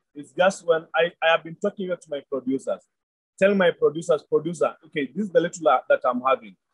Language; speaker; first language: English; non-native, local second language; Luyia